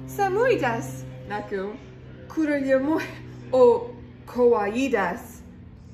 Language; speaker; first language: Japanese; non-native, learner; English